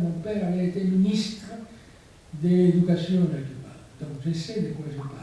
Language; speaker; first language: French; non-native, fluent; Spanish